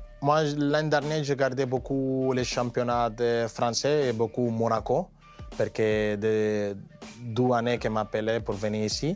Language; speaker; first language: French; non-native, fluent; Spanish